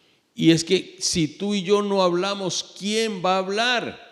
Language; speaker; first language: Spanish; native; Spanish